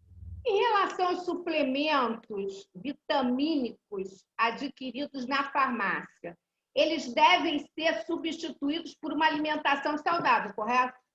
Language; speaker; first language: Portuguese; native; Portuguese